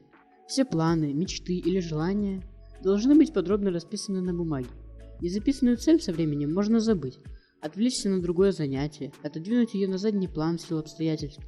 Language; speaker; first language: Russian; native; Russian